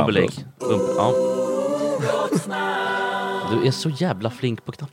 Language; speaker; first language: Swedish; native; Swedish